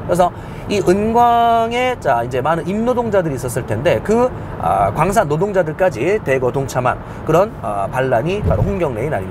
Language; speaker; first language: Korean; native; Korean